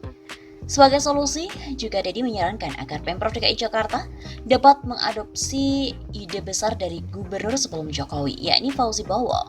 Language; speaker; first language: Indonesian; native; Indonesian